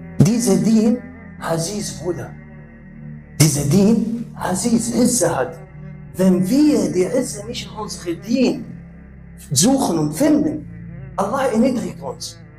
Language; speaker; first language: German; non-native, fluent; Arabic